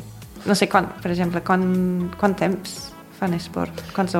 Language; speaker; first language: Catalan; non-native, fluent; English